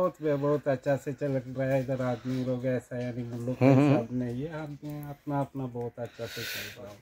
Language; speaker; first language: Hindi; non-native, local second language; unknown